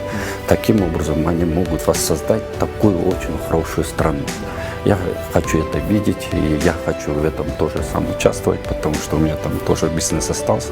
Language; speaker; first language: Russian; non-native, local second language; Kyrgyz